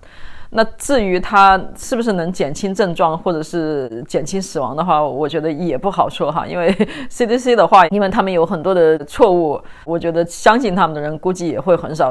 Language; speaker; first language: Chinese; native; Chinese